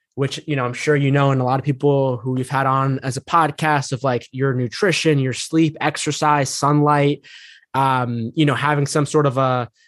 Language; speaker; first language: English; native; English